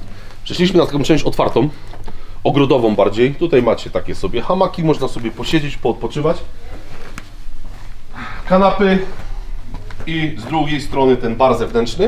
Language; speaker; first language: Polish; native; Polish